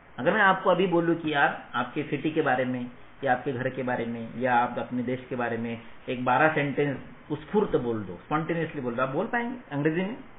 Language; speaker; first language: Hindi; non-native, local second language; Marathi